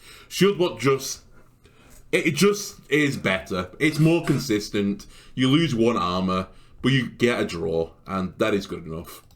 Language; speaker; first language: English; native; English